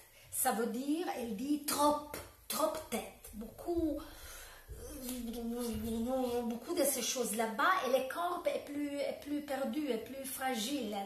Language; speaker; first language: French; non-native, learner; Italian